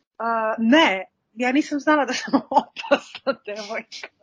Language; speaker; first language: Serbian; early bilingual, heritage; Serbian